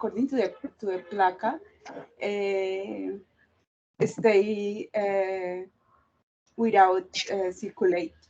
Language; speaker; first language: English; non-native, learner; Spanish